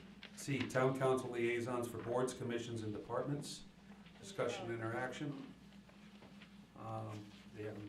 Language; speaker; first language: English; native; English